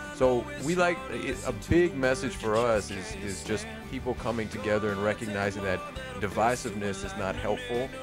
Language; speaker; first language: English; native; English